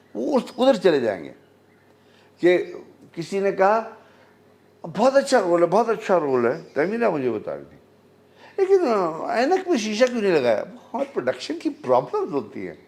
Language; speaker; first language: Urdu; native; Urdu